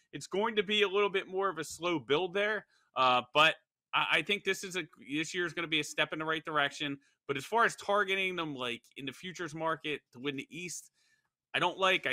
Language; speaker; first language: English; native; English